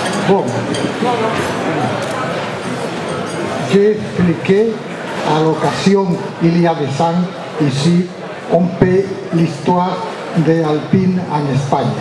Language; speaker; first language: French; non-native, learner; Spanish